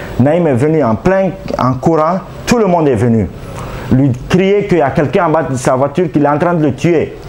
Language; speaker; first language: French; non-native, local second language; Arabic